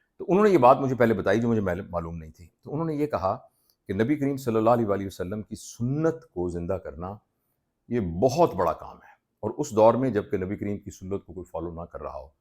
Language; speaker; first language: Urdu; non-native, local second language; Punjabi